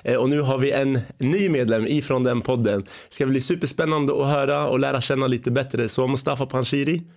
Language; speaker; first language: Swedish; early bilingual, other home language; Arabic